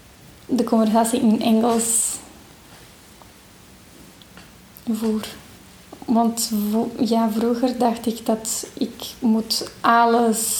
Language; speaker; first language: Dutch; non-native, fluent; Portuguese